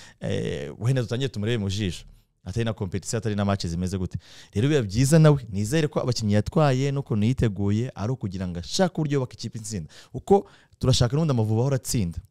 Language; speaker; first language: Kinyarwanda; native; Kinyarwanda